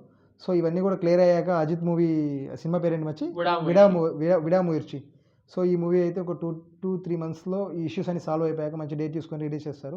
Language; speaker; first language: Telugu; native; Telugu